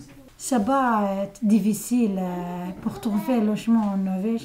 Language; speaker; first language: French; non-native, learner; Somali